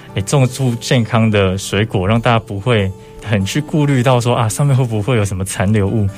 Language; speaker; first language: Chinese; native; Chinese